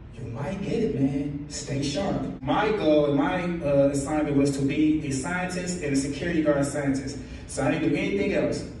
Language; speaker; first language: English; native; English